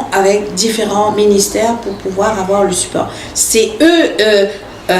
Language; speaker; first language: French; non-native, local second language; Morisyen